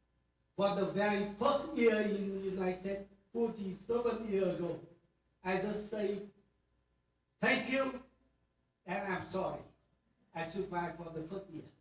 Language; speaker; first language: English; non-native, learner; Vietnamese